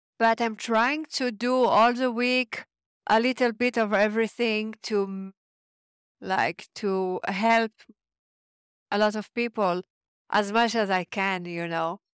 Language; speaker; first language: English; non-native, fluent; French